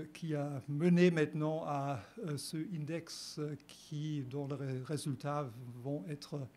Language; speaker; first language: French; non-native, fluent; German